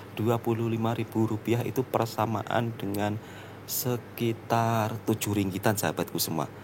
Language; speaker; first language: Indonesian; native; Indonesian